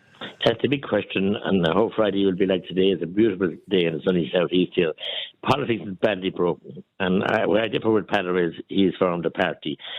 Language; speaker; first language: English; native; English